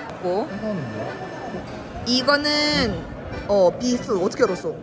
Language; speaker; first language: Korean; native; Korean